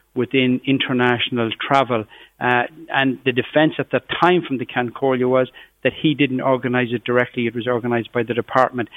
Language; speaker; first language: English; native; English